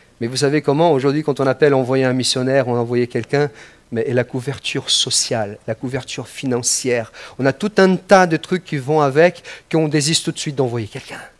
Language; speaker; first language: French; non-native, fluent; Portuguese